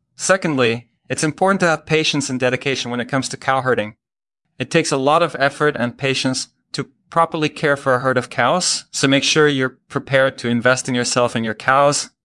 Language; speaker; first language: English; non-native, fluent; Dutch